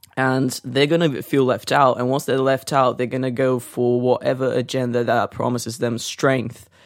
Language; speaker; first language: English; non-native, fluent; Portuguese